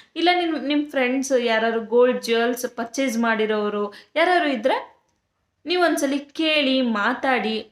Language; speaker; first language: Kannada; native; Kannada